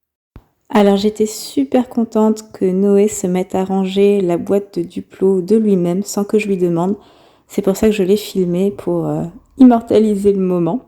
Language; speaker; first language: French; native; French